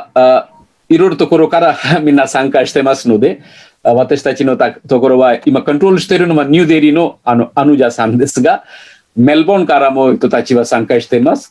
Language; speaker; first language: Japanese; non-native, fluent; Hindi